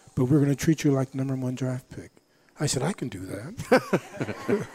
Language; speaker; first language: English; native; English